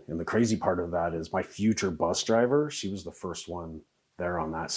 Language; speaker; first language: English; native; English